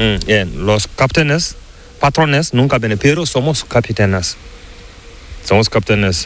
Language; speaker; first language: Spanish; non-native, learner; Fula